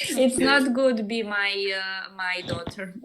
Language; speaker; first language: English; non-native, learner; Serbian